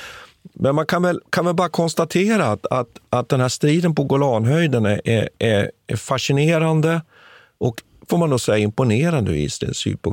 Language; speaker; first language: Swedish; native; Swedish